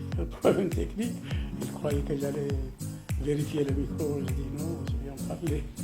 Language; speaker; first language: French; non-native, fluent; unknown